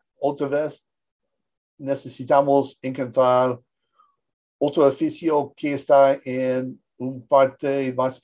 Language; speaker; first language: Spanish; early bilingual, heritage; English